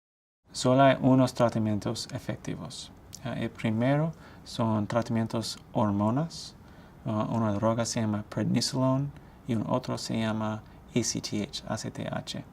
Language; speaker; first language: Spanish; non-native, fluent; English